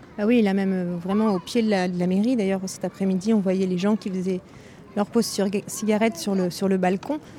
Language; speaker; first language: French; native; French